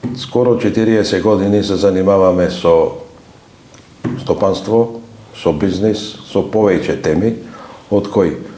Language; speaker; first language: Macedonian; native; Macedonian